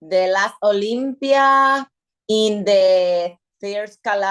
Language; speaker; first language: English; non-native, learner; Spanish